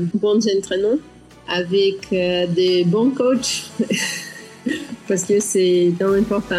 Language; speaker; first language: French; non-native, learner; Russian